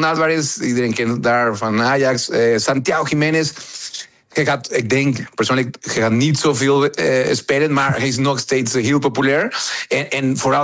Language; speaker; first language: Dutch; non-native, fluent; Spanish